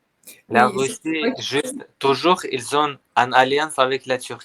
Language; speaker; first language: French; non-native, learner; Armenian